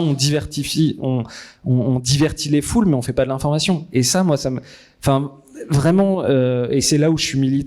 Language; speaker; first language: French; native; French